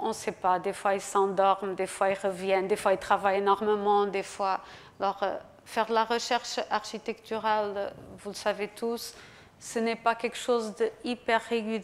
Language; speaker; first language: French; non-native, fluent; Portuguese